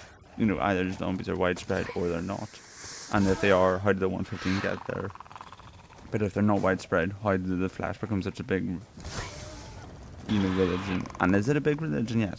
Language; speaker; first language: English; native; English